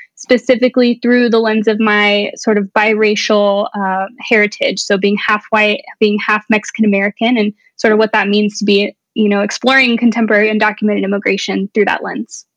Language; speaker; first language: English; native; English